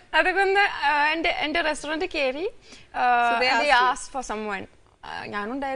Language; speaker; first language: Malayalam; non-native, fluent; French